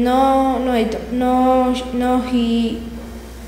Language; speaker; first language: English; non-native, learner; Spanish